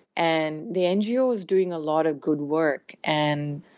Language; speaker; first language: English; native; English